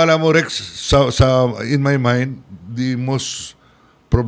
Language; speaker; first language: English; non-native, local second language; Chavacano